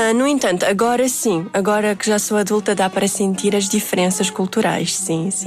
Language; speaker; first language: Portuguese; early bilingual, other home language; Uzbek